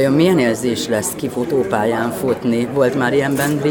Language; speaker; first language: Hungarian; native; Hungarian